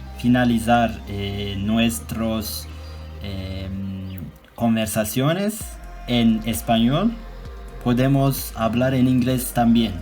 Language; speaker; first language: Spanish; non-native, learner; Turkish